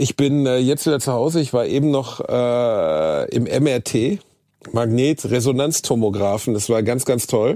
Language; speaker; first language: German; native; German